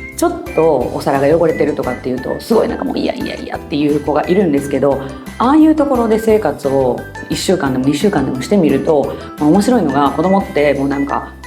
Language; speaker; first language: Japanese; native; Japanese